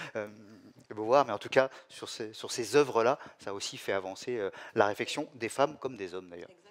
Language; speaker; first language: French; native; French